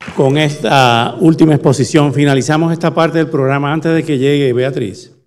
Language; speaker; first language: Spanish; native; Spanish